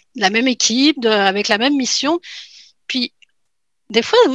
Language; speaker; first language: French; native; French